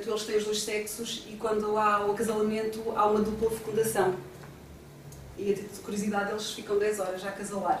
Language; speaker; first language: Portuguese; native; Portuguese